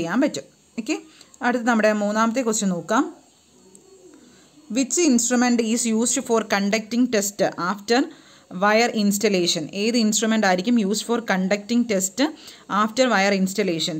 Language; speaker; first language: English; non-native, local second language; Malayalam